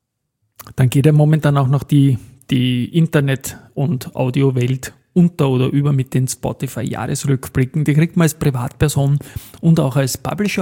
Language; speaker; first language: German; native; German